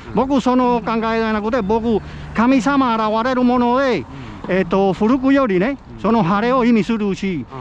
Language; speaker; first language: Japanese; non-native, fluent; Spanish